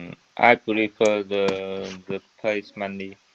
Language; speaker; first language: English; non-native, learner; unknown